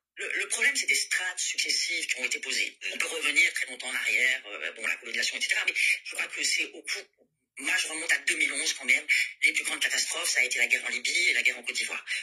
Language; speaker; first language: French; native; French